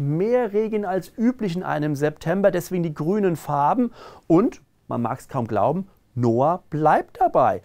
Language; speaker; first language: German; native; German